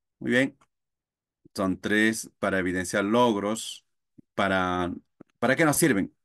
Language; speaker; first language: Spanish; non-native, local second language; Quechua